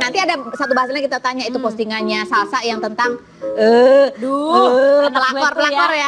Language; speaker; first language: Indonesian; native; Indonesian